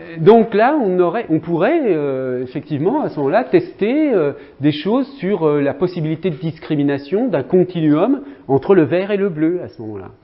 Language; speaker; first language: French; native; French